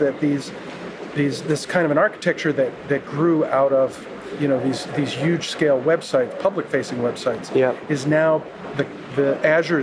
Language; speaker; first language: English; native; English